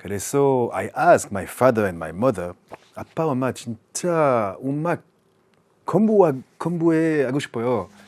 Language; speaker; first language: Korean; non-native, learner; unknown